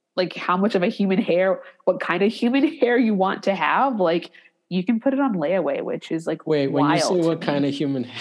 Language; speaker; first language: English; native; English